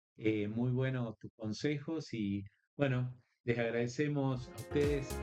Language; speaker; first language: Spanish; native; Spanish